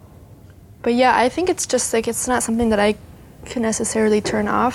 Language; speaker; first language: English; early bilingual, other home language; Spanish